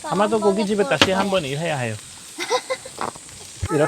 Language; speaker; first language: Korean; non-native, learner; Hungarian